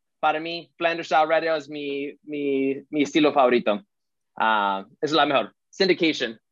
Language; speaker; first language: Spanish; early bilingual, heritage; Spanish